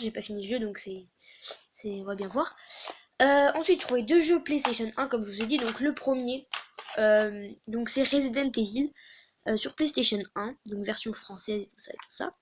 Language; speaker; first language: French; native; French